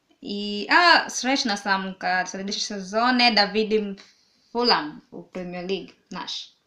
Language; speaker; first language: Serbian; non-native, learner; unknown